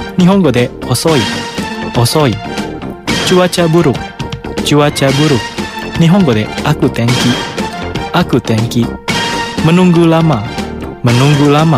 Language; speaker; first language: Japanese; non-native, fluent; Indonesian